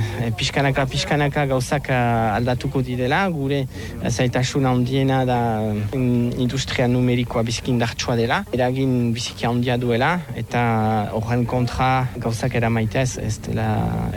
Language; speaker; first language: Basque; native; Basque